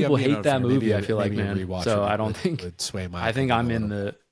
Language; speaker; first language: English; native; English